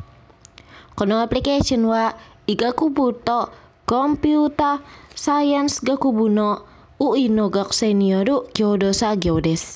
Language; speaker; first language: Japanese; non-native, fluent; Indonesian